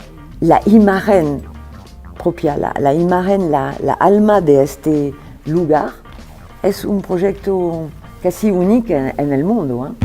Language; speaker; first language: Spanish; non-native, fluent; French